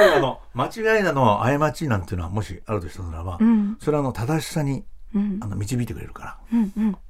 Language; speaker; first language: Japanese; native; Japanese